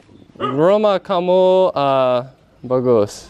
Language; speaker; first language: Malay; non-native, learner; English